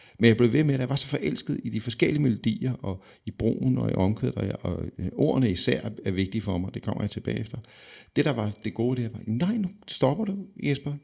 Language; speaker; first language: Danish; native; Danish